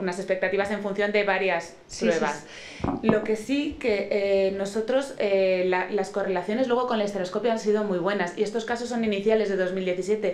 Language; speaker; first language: Spanish; native; Spanish